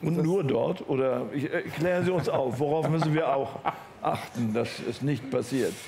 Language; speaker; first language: German; native; German